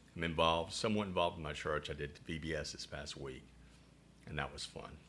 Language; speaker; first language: English; native; English